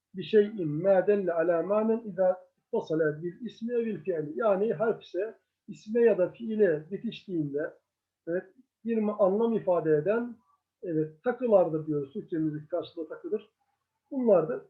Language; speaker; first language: Turkish; native; Turkish